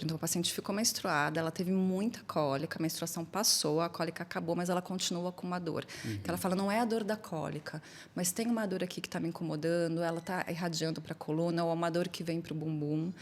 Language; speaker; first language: Portuguese; native; Portuguese